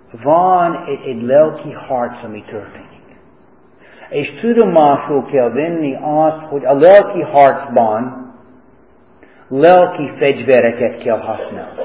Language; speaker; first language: Hungarian; non-native, fluent; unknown